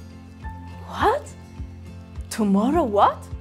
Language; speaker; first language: English; non-native, fluent; Spanish